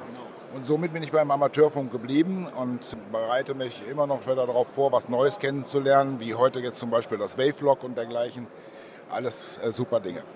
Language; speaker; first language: German; native; German